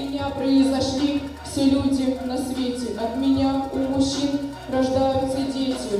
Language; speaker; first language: Russian; native; Russian